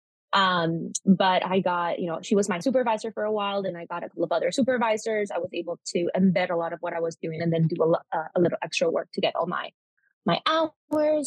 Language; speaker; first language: English; non-native, fluent; Spanish